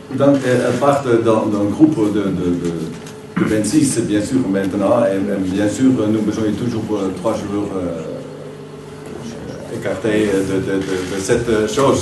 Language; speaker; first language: French; non-native, learner; Dutch